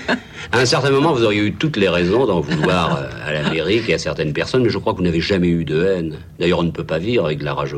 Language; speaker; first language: French; native; French